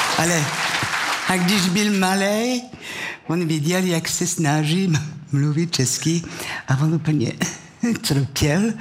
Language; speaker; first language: Czech; non-native, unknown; French